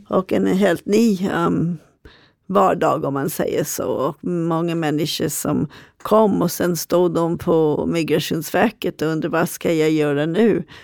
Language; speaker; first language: Swedish; non-native, fluent; English